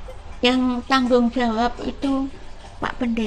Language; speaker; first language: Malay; non-native, local second language; Javanese